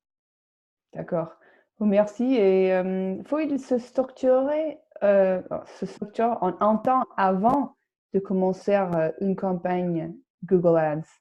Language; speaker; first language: French; non-native, fluent; English